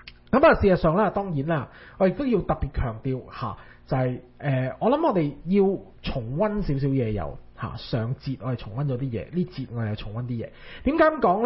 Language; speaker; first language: Cantonese; native; Cantonese